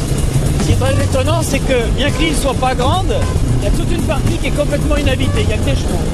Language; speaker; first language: French; native; French